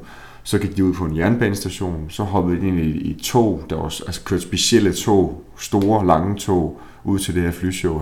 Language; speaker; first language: Danish; native; Danish